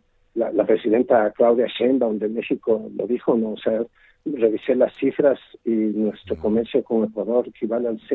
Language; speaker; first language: Spanish; native; Spanish